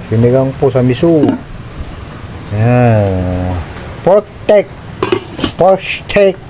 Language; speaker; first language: Filipino; native; Filipino